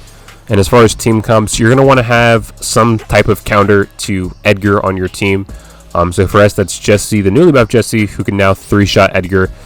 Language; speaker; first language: English; native; English